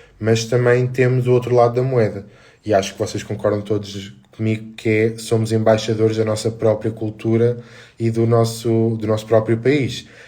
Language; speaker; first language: Portuguese; native; Portuguese